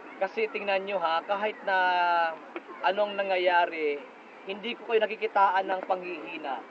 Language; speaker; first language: Filipino; native; Filipino